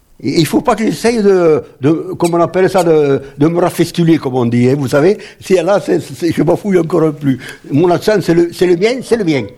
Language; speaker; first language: French; native; French